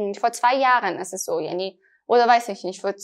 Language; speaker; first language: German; non-native, fluent; Persian